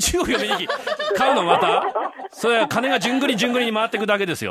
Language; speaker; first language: Japanese; native; Japanese